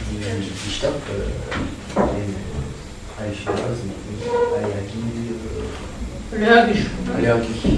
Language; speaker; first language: German; non-native, learner; French